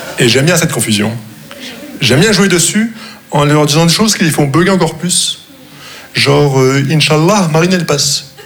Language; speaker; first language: French; non-native, local second language; Arabic